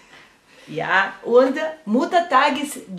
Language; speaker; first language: German; non-native, learner; Portuguese